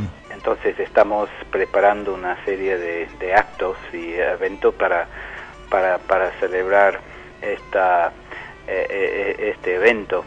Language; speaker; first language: Spanish; non-native, fluent; English